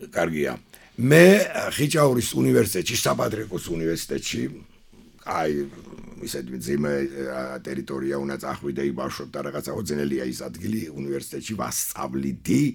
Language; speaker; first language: Georgian; non-native, local second language; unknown